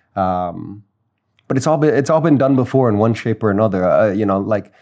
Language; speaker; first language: English; native; English